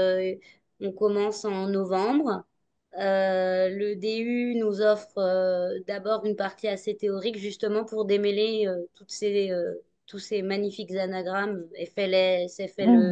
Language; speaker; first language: French; native; French